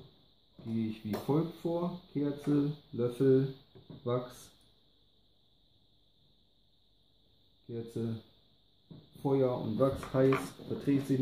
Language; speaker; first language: German; native; German